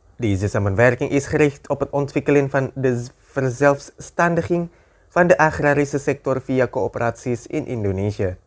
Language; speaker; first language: Dutch; non-native, fluent; Indonesian